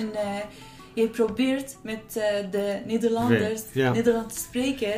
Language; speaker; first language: Dutch; non-native, learner; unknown